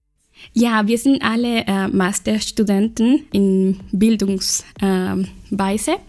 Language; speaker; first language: German; non-native, learner; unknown